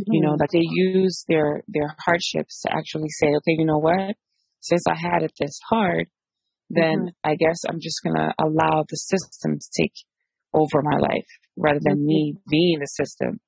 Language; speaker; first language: English; early bilingual, other home language; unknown